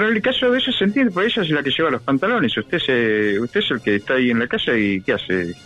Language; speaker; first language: Spanish; native; Spanish